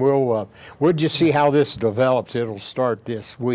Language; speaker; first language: English; native; English